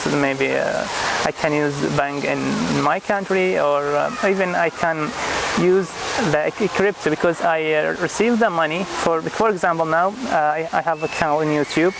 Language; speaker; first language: English; non-native, fluent; Arabic